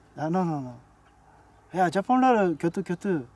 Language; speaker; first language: Turkish; non-native, learner; Japanese